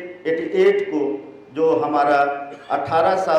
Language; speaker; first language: Hindi; native; Hindi